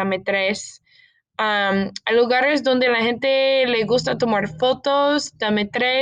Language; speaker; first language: Spanish; non-native, learner; English